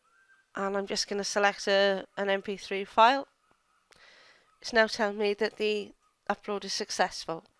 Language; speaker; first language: English; native; English